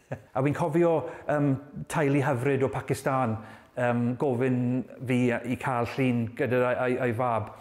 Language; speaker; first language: Welsh; non-native, learner; English